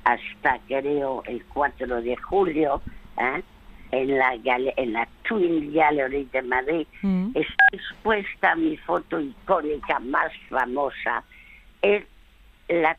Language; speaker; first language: Spanish; early bilingual, other home language; French